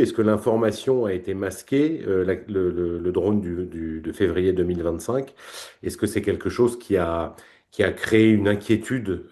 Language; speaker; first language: French; native; French